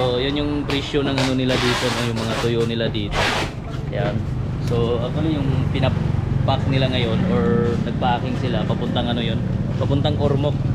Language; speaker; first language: Filipino; non-native, local second language; Cebuano